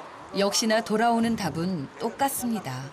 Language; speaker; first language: Korean; native; Korean